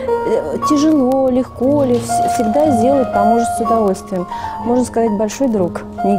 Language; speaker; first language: Russian; native; Russian